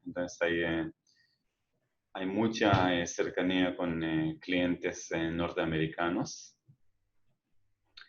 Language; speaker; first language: Spanish; non-native, fluent; Hebrew